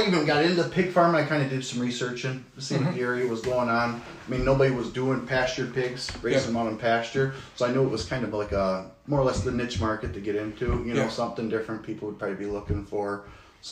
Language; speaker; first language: English; native; English